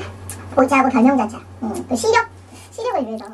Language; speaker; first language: Korean; native; Korean